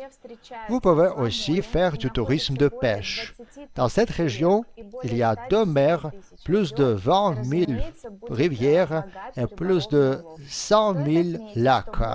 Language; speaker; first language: French; non-native, fluent; Russian